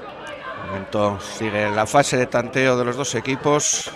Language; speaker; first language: Spanish; native; Spanish